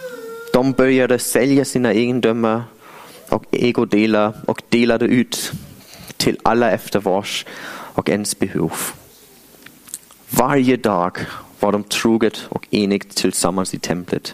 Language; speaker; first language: Swedish; non-native, fluent; English